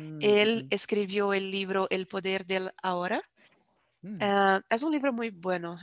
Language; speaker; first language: Spanish; non-native, fluent; Portuguese